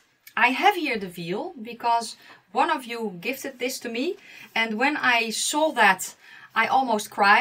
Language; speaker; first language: English; non-native, fluent; Dutch